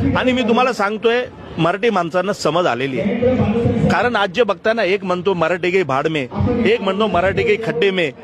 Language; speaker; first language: Marathi; non-native, local second language; Gujarati